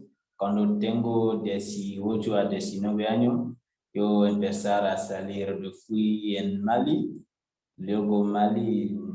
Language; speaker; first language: Spanish; non-native, learner; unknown